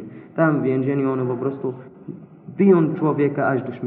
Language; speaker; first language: Polish; non-native, learner; Arabic